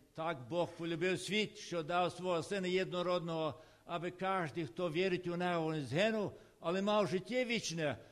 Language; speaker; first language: Ukrainian; early bilingual, heritage; Ukrainian